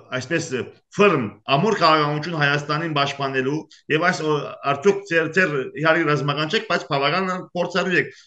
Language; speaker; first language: Armenian; early bilingual, heritage; Armenian